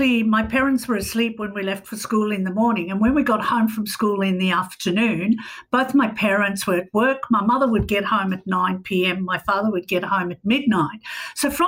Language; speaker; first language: English; native; English